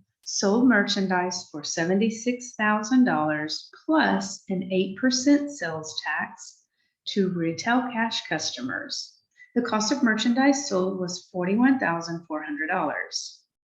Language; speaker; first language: English; native; English